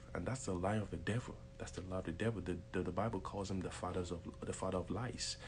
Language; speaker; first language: English; non-native, local second language; Yoruba